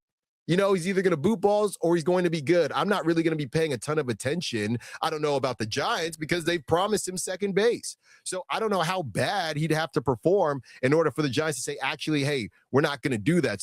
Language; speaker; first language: English; native; English